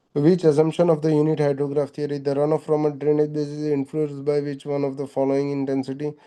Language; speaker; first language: English; non-native, local second language; Gujarati